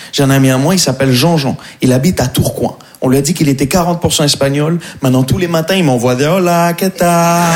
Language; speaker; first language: French; native; French